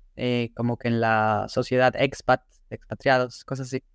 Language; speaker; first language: Spanish; native; Spanish